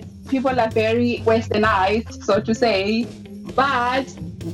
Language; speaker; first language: English; non-native, local second language; Shona